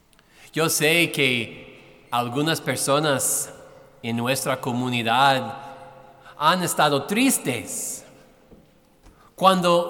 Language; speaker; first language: Spanish; non-native, fluent; English